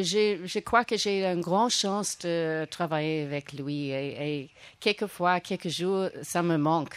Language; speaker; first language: French; non-native, fluent; English